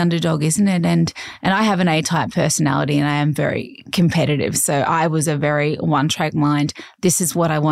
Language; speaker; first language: English; native; English